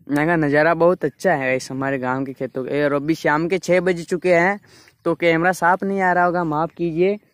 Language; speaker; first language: Hindi; native; Hindi